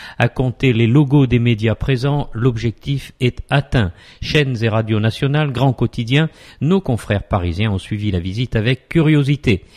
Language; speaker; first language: French; native; French